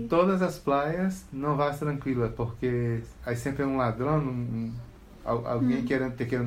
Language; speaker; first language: Spanish; non-native, learner; Portuguese